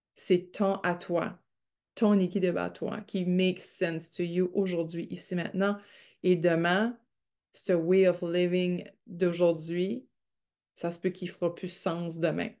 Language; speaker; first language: French; native; French